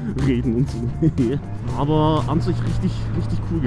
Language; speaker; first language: German; native; German